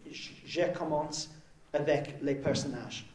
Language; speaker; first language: French; non-native, learner; English